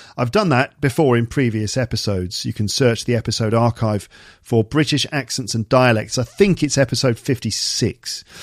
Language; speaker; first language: English; native; English